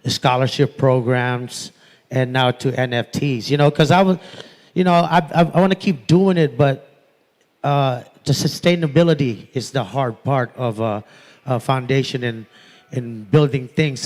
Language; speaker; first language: English; non-native, local second language; Pampanga